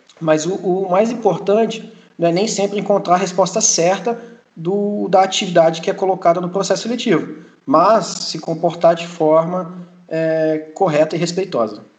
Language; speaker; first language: Portuguese; early bilingual, heritage; Portuguese